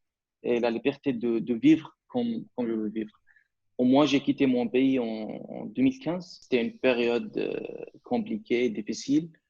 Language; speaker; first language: French; non-native, fluent; Arabic